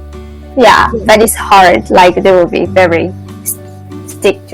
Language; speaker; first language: English; non-native, learner; Chinese